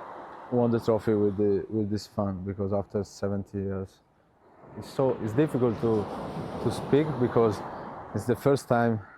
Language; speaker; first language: English; non-native, learner; Italian